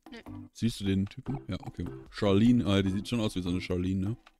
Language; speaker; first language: German; native; German